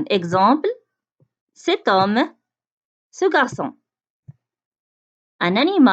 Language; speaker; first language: French; non-native, local second language; Arabic